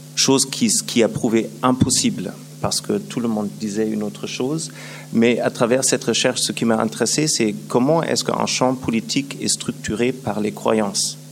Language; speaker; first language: French; non-native, fluent; German